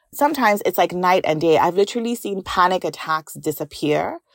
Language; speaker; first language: English; non-native, local second language; Yoruba